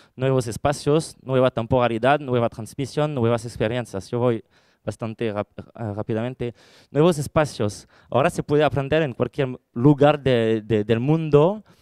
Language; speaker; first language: Spanish; non-native, fluent; French